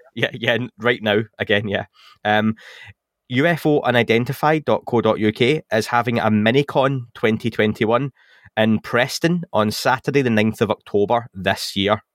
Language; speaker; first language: English; native; English